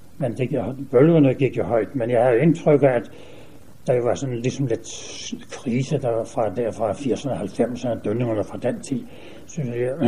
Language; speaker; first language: Danish; native; Danish